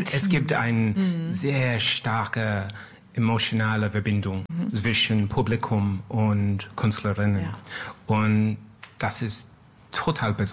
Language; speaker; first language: German; non-native, learner; English